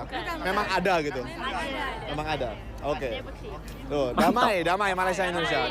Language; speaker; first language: Indonesian; native; Indonesian